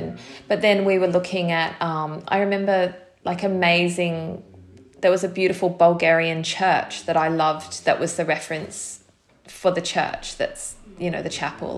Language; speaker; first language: English; native; English